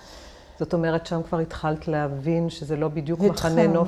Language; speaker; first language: Hebrew; native; Hebrew